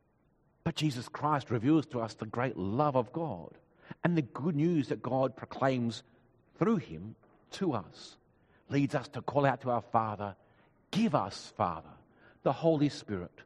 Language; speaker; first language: English; native; English